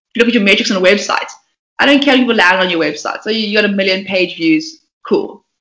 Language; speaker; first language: English; native; English